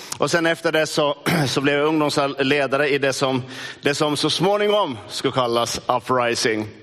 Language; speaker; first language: Swedish; native; Swedish